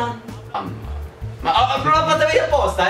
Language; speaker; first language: Italian; native; Italian